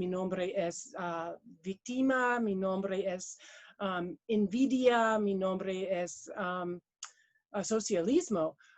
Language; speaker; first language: Spanish; non-native, learner; English